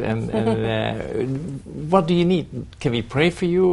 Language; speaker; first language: English; non-native, fluent; Dutch